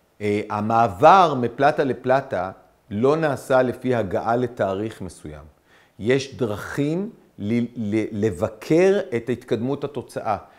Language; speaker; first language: Hebrew; native; Hebrew